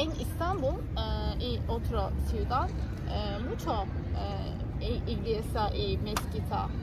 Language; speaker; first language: Spanish; non-native, learner; Turkish